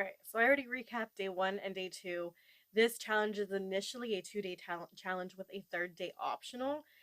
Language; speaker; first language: English; native; English